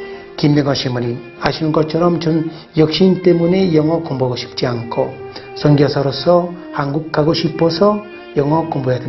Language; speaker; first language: Korean; non-native, fluent; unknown